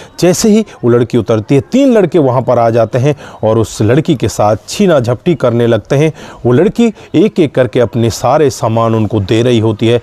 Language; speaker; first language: Hindi; native; Hindi